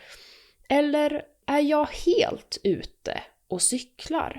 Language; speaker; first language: Swedish; native; Swedish